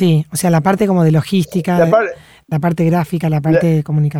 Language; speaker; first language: Spanish; native; Spanish